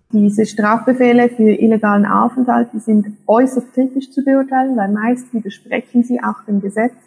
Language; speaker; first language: German; native; German